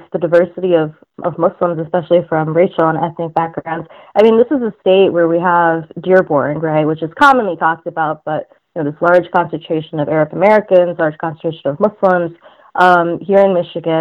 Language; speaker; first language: English; native; English